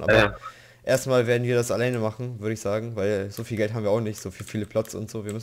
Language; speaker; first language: German; native; German